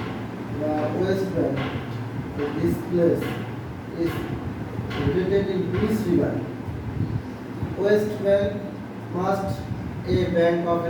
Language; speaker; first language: English; non-native, learner; Bangla